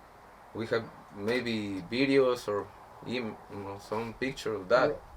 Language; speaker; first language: English; non-native, learner; Spanish